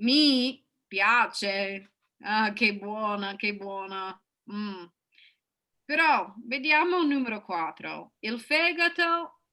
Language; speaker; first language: Italian; non-native, fluent; English